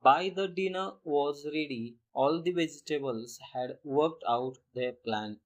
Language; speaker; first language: English; non-native, local second language; Marathi